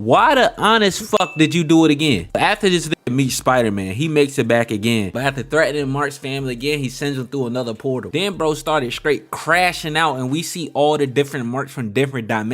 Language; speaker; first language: English; native; English